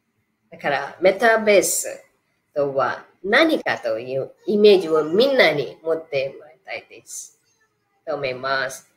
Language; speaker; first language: Japanese; non-native, fluent; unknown